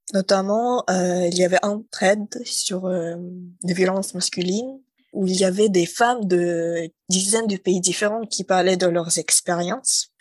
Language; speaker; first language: French; non-native, fluent; Russian